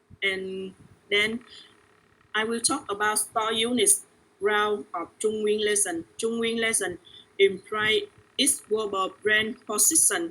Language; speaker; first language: English; non-native, learner; Vietnamese